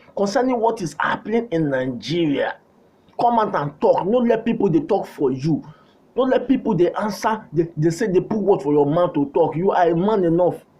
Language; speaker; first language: Nigerian Pidgin; non-native, local second language; Yoruba